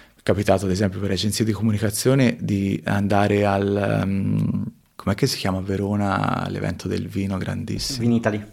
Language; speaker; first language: Italian; early bilingual, other home language; Spanish